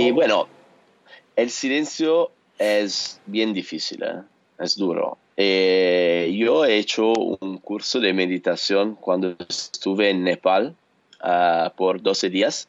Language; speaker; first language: Spanish; non-native, learner; Italian